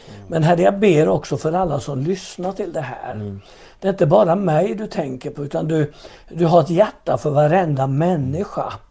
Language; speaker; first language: Swedish; native; Swedish